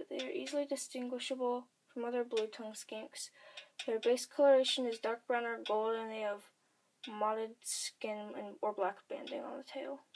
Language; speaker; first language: English; native; English